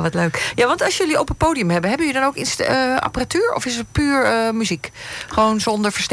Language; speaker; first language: Dutch; native; Dutch